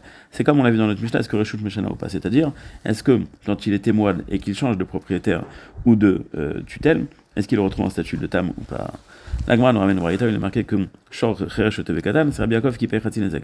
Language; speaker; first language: French; native; French